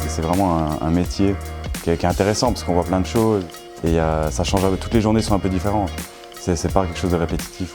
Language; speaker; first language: French; native; French